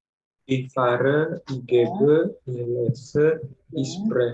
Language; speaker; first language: German; non-native, learner; Indonesian